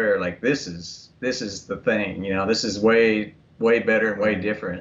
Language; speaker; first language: English; native; English